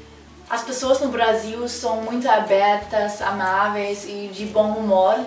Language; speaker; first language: Portuguese; non-native, fluent; German